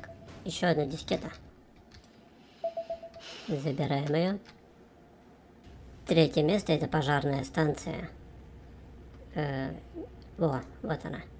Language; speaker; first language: Russian; native; Russian